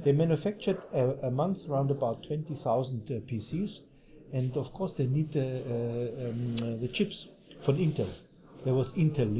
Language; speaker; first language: English; non-native, fluent; German